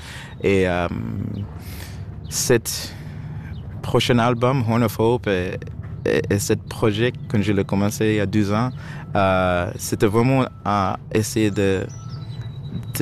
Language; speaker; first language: French; non-native, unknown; Shona